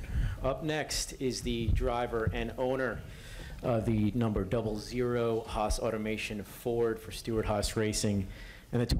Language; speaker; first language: English; native; English